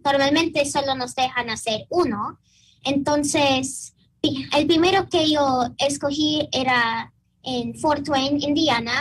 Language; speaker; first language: Spanish; early bilingual, heritage; Spanish